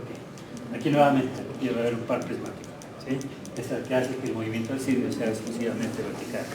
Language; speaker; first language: Spanish; native; Spanish